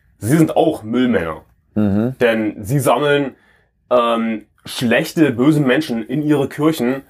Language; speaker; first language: German; native; German